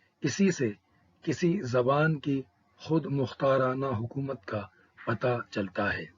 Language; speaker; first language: Urdu; native; Urdu